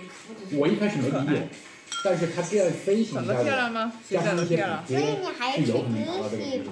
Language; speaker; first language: Chinese; native; Chinese